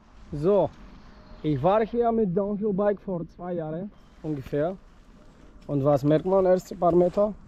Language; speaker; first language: German; non-native, fluent; Polish